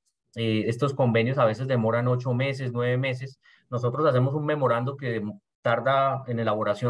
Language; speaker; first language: Spanish; native; Spanish